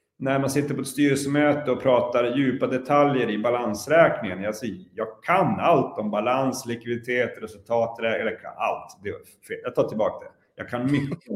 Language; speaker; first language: Swedish; native; Swedish